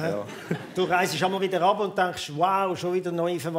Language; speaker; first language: German; native; German